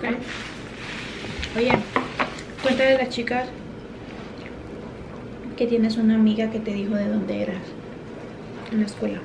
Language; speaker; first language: Spanish; native; Spanish